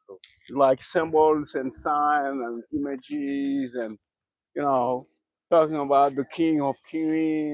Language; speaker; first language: English; non-native, learner; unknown